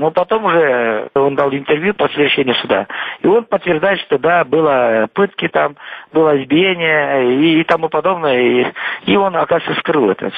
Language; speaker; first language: Russian; non-native, local second language; Kyrgyz